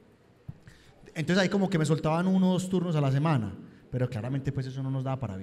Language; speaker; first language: Spanish; native; Spanish